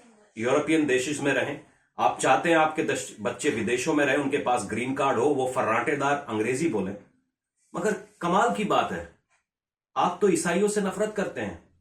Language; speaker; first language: Hindi; non-native, learner; Swedish